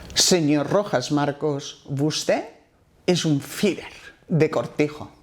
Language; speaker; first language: Catalan; non-native, local second language; Spanish